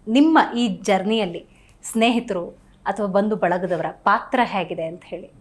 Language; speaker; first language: Kannada; native; Kannada